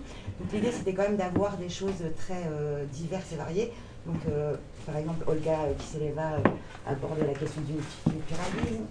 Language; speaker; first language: French; native; French